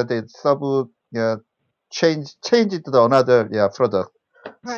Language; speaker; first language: English; non-native, learner; Korean